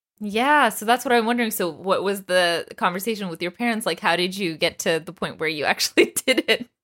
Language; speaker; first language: English; early bilingual, other home language; Persian